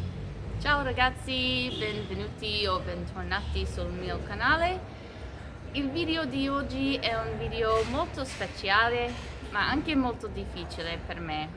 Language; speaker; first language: Italian; non-native, fluent; English